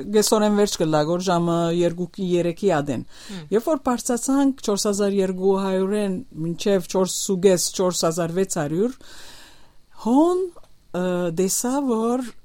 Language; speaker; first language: Armenian; early bilingual, heritage; Armenian